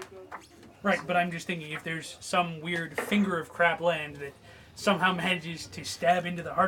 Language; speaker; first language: English; native; English